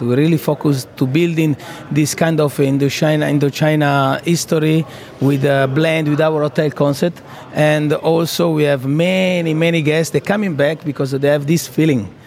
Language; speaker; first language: English; non-native, fluent; Italian